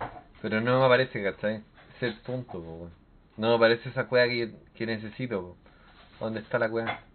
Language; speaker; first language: Spanish; native; Spanish